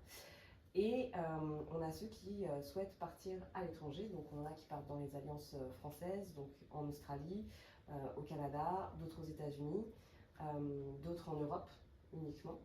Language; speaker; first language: French; native; French